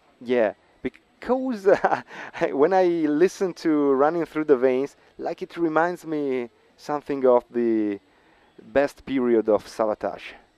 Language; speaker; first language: English; non-native, fluent; Italian